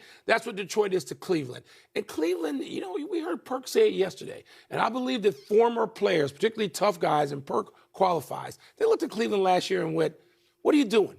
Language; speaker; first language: English; native; English